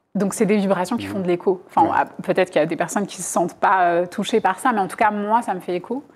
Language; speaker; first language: French; native; French